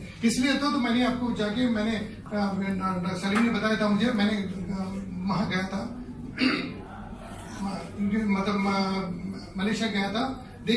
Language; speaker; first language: Hindi; native; Hindi